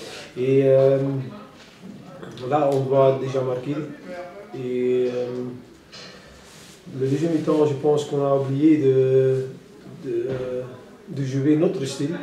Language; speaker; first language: French; non-native, local second language; Dutch